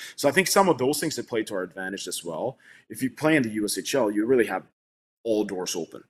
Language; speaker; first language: English; non-native, fluent; Swedish